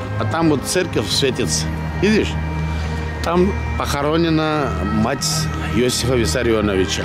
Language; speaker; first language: Russian; non-native, local second language; Georgian